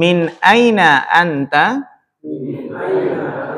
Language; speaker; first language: Arabic; non-native, fluent; Indonesian